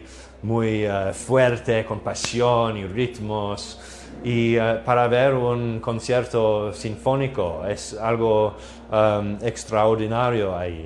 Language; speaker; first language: Spanish; non-native, learner; English